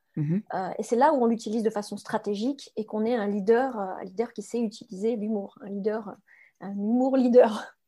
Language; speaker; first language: French; native; French